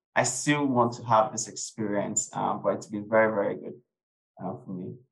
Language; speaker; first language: English; non-native, local second language; Yoruba